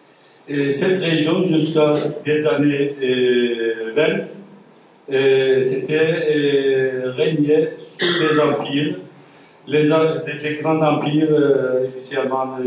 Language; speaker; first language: French; non-native, fluent; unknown